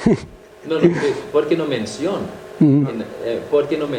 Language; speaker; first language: Spanish; non-native, fluent; English